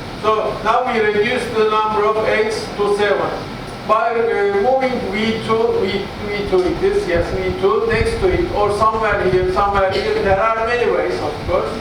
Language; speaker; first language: English; non-native, fluent; Turkish